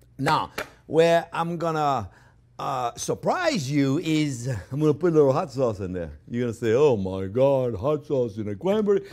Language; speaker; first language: English; non-native, fluent; French